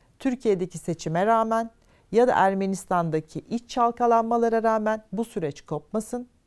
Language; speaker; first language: Turkish; native; Turkish